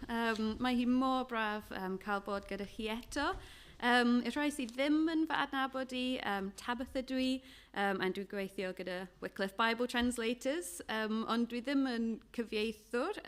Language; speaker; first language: Welsh; non-native, fluent; English